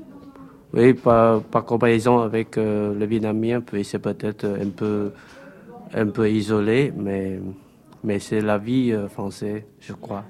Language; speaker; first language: French; non-native, learner; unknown